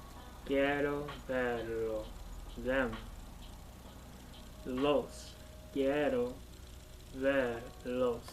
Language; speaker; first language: Spanish; non-native, learner; English